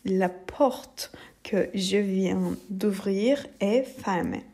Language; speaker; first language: French; non-native, fluent; Turkish